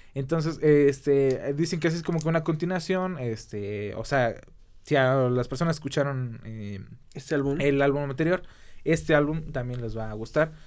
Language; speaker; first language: Spanish; native; Spanish